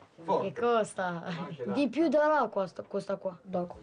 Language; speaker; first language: Italian; early bilingual, other home language; Romanian